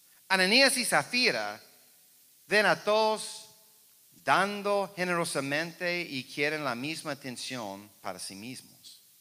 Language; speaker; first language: Spanish; non-native, fluent; English